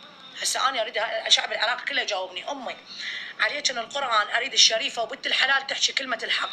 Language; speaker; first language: Arabic; native; Arabic